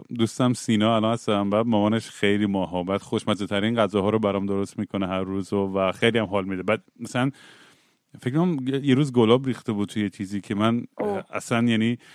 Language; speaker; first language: Persian; native; Persian